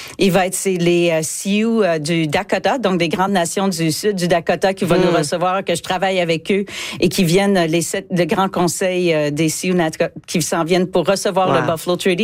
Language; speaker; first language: French; native; French